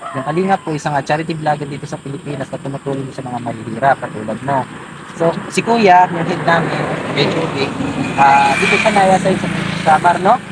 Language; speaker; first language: Filipino; non-native, local second language; Waray